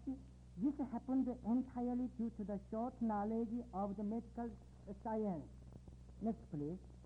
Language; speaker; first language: English; non-native, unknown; Korean